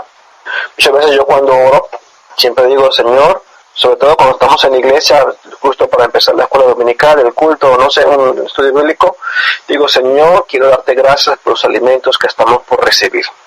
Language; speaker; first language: Spanish; native; Spanish